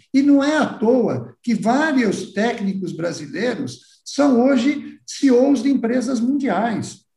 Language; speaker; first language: Portuguese; early bilingual, other home language; Italian